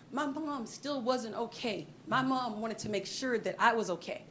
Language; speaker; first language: English; native; English